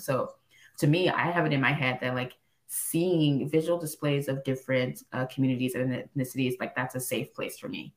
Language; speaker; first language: English; native; English